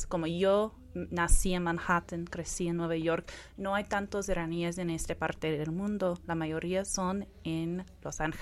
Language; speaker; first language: Spanish; non-native, fluent; English